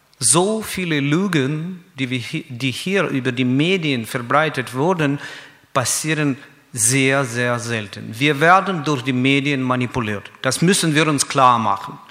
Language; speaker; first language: German; non-native, fluent; Russian